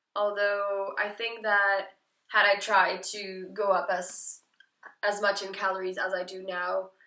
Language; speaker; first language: English; non-native, fluent; Dutch